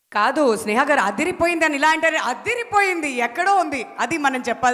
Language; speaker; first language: Telugu; native; Telugu